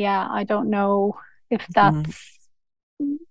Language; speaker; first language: English; native; English